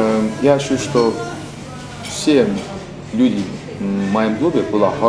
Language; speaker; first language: Russian; non-native, learner; Estonian